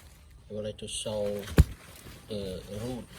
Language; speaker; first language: English; non-native, learner; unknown